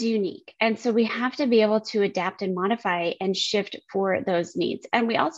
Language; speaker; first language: English; native; English